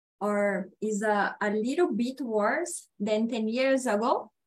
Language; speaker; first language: English; non-native, learner; Portuguese